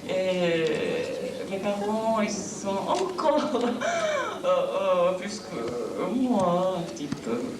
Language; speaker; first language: French; non-native, fluent; Japanese